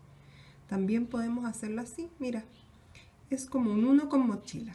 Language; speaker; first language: Spanish; native; Spanish